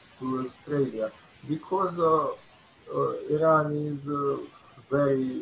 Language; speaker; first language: English; non-native, learner; Bosnian